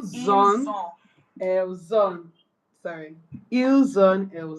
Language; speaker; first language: French; non-native, learner; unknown